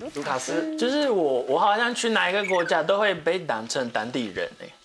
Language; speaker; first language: Chinese; non-native, fluent; Portuguese